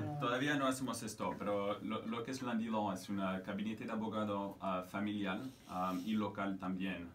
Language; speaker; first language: Spanish; non-native, fluent; French